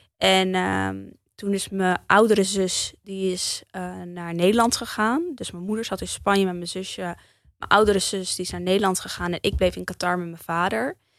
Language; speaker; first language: Dutch; early bilingual, heritage; Dutch